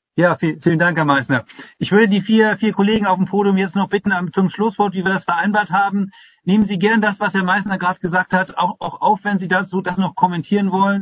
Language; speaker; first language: German; native; German